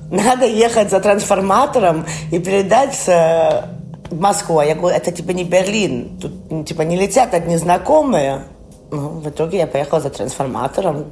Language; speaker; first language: Russian; early bilingual, heritage; Russian